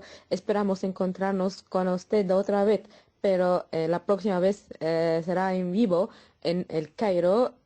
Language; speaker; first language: Spanish; non-native, fluent; Arabic